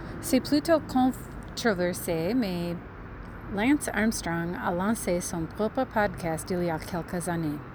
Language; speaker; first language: French; non-native, learner; English